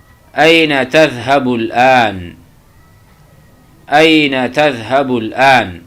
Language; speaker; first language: Arabic; non-native, fluent; Urdu